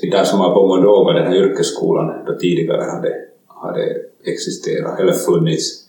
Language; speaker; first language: Swedish; native; Swedish